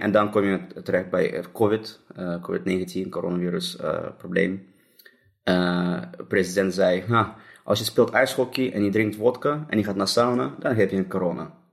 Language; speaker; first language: Dutch; non-native, fluent; Russian